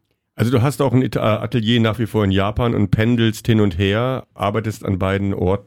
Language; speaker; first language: German; native; German